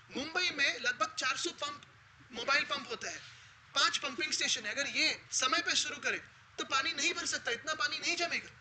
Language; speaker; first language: Hindi; non-native, local second language; Marathi